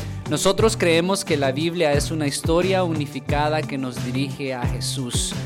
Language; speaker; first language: Spanish; native; Spanish